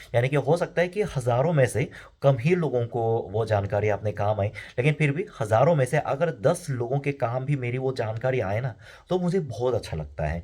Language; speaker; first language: Hindi; non-native, fluent; Korean